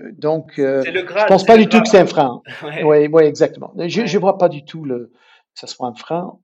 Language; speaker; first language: French; non-native, fluent; English